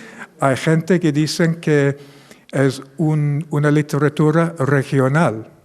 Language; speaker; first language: Spanish; non-native, fluent; English